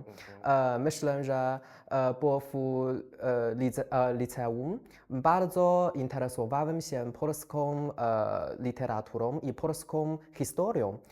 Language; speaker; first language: Polish; non-native, fluent; Chinese